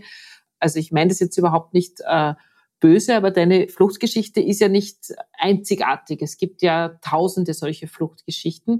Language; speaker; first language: German; native; German